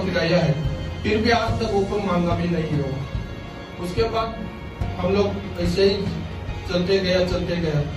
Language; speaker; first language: Hindi; non-native, local second language; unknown